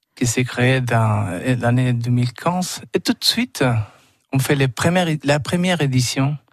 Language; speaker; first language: French; non-native, learner; Spanish